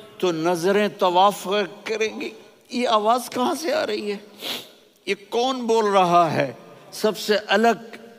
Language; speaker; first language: Urdu; non-native, local second language; Punjabi